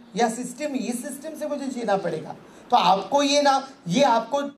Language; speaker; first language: Hindi; non-native, local second language; Marathi